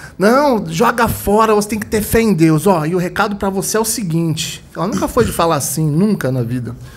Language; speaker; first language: Portuguese; native; Portuguese